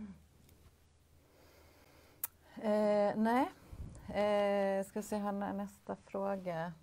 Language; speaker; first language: Swedish; native; Swedish